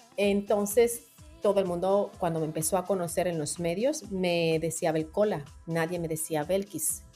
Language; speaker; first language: Spanish; native; Spanish